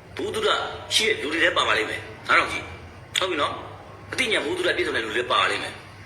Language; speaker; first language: Burmese; native; Burmese